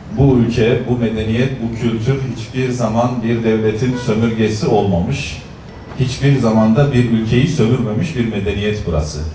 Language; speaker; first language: Turkish; native; Turkish